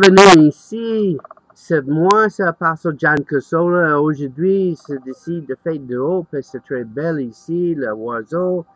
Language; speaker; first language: French; non-native, learner; English